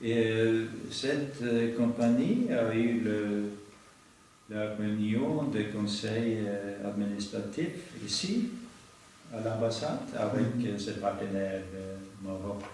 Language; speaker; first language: French; non-native, learner; Norwegian